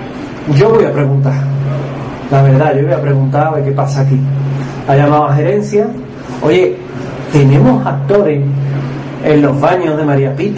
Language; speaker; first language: Spanish; native; Spanish